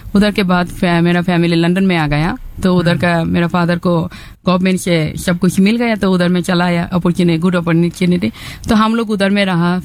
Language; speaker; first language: Hindi; non-native, fluent; Bangla